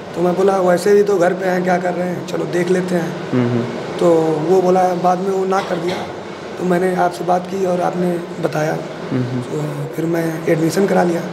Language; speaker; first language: Hindi; native; Hindi